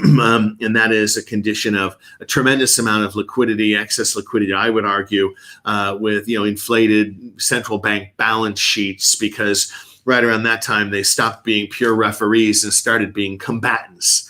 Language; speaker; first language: English; native; English